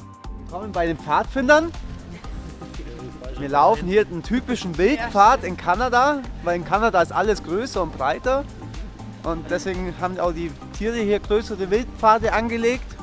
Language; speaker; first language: German; native; German